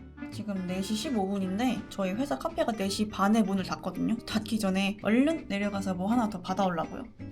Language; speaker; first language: Korean; early bilingual, heritage; Korean